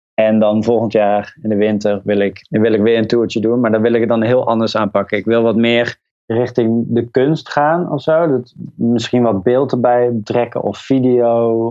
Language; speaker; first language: Dutch; native; Dutch